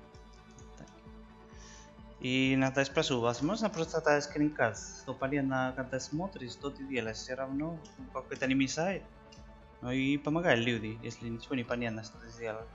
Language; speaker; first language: Russian; non-native, learner; Spanish